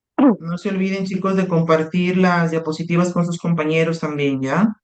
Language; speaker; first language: Spanish; native; Spanish